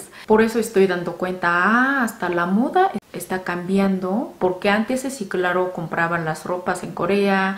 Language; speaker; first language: Spanish; non-native, fluent; Korean